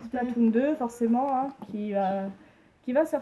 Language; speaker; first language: French; native; French